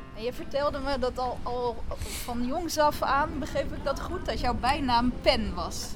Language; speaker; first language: Dutch; native; Dutch